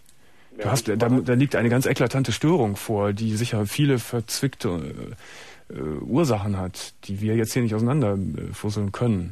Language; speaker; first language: German; native; German